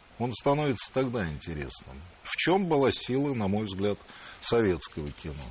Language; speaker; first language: Russian; native; Russian